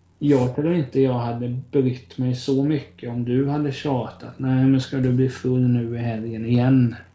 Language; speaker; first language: Swedish; native; Swedish